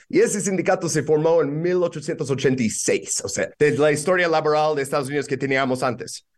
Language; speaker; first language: Spanish; non-native, fluent; English